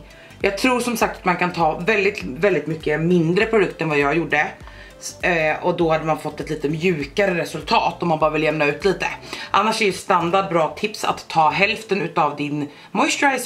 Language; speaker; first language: Swedish; native; Swedish